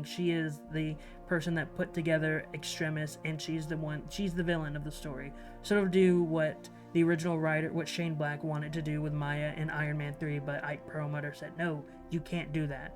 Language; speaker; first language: English; native; English